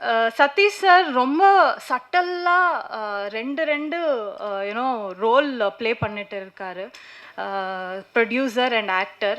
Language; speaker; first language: Tamil; non-native, learner; Kannada